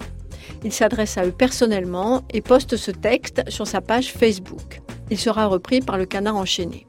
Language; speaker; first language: French; native; French